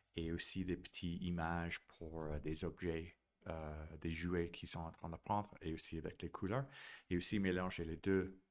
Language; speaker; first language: French; non-native, fluent; English